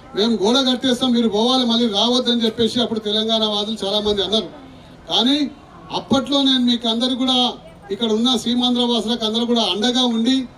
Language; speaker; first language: Telugu; native; Telugu